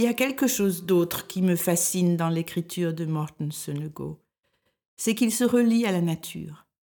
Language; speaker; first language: French; native; French